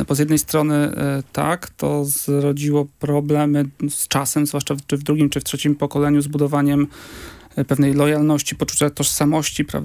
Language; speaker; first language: Polish; native; Polish